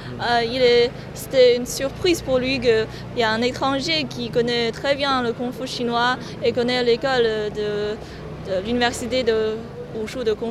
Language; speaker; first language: French; non-native, learner; Chinese